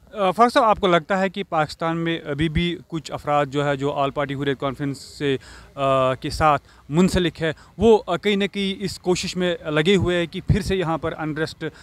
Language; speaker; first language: Hindi; non-native, local second language; Kashmiri